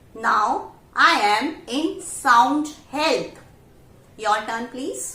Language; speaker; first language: Hindi; native; Hindi